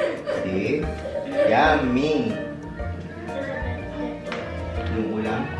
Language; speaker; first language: Filipino; native; Filipino